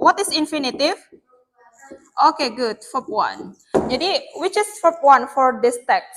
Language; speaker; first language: English; non-native, learner; Indonesian